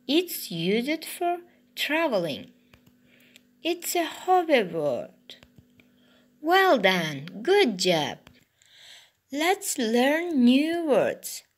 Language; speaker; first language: English; non-native, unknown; Kazakh